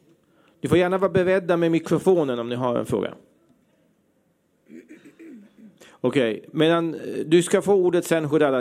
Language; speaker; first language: Swedish; native; Swedish